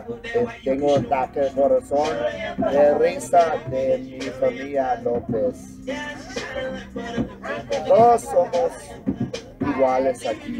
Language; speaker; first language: Spanish; early bilingual, heritage; English